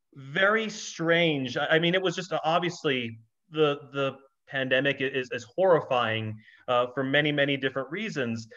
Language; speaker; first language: English; native; English